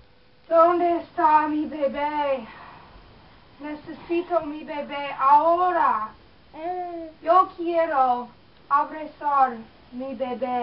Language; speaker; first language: Spanish; non-native, learner; English